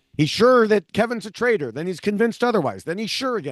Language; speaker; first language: English; native; English